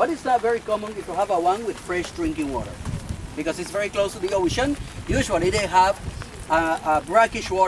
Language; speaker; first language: English; non-native, fluent; Spanish